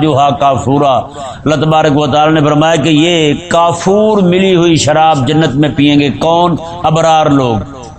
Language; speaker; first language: Urdu; non-native, local second language; Punjabi